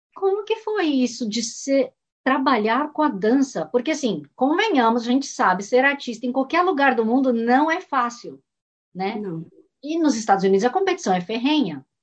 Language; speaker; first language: Portuguese; native; Portuguese